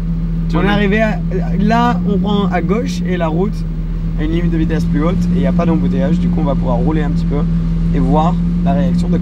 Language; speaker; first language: French; native; French